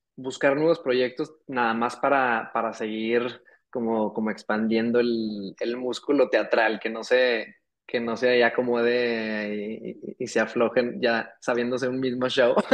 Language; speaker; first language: Spanish; native; Spanish